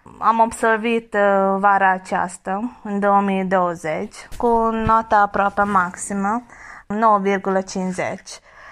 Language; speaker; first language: Romanian; non-native, fluent; Hungarian